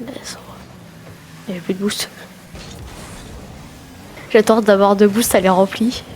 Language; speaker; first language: French; native; French